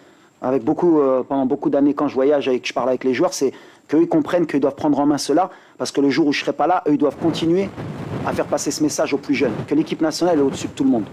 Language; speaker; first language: French; native; French